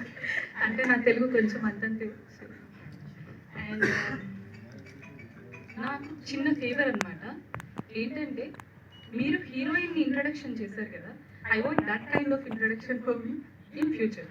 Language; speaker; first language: Telugu; non-native, learner; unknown